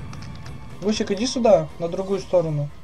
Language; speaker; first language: Russian; native; Russian